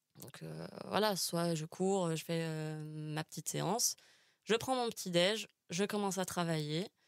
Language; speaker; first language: French; non-native, local second language; Arabic